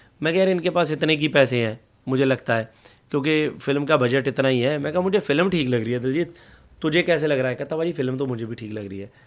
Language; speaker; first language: Hindi; non-native, local second language; Punjabi